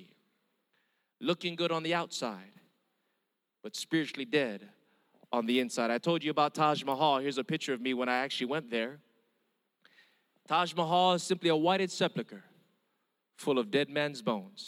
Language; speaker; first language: English; early bilingual, other home language; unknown